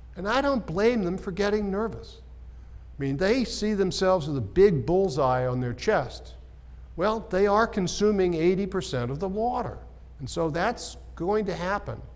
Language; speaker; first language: English; native; English